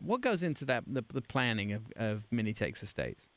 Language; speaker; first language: English; native; English